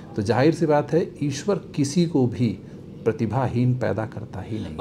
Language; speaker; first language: Hindi; native; Hindi